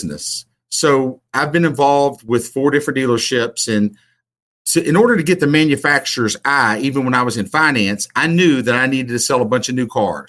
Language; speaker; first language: English; native; English